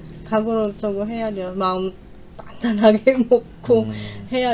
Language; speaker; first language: Korean; non-native, learner; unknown